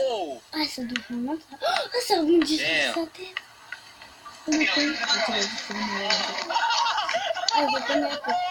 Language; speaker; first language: French; native; French